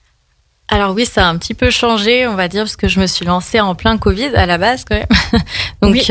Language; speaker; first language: French; native; French